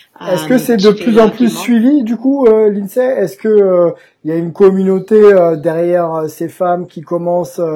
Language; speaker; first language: French; native; French